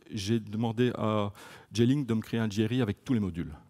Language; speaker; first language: French; native; French